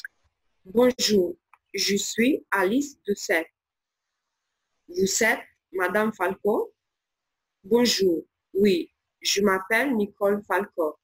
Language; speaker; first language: French; non-native, learner; Albanian